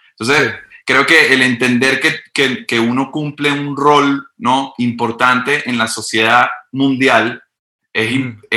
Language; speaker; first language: Spanish; native; Spanish